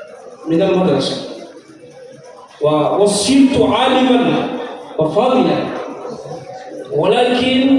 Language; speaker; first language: Arabic; non-native, fluent; Urdu